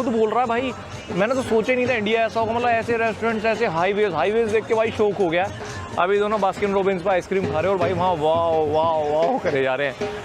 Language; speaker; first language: Hindi; native; Hindi